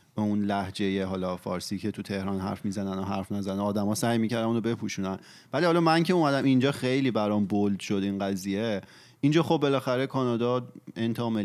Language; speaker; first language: Persian; native; Persian